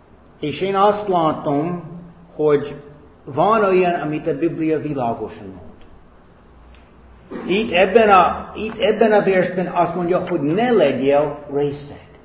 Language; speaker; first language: Hungarian; non-native, fluent; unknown